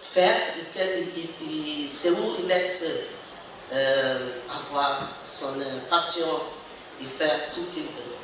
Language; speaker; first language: French; non-native, learner; Portuguese